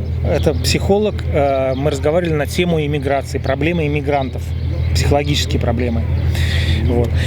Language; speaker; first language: Russian; native; Russian